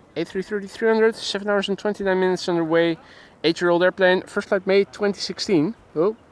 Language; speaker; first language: English; non-native, fluent; Dutch